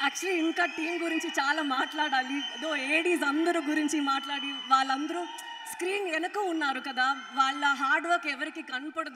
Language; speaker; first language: Telugu; non-native, learner; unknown